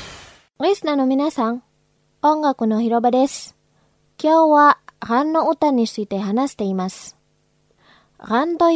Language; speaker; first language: Japanese; non-native, fluent; Indonesian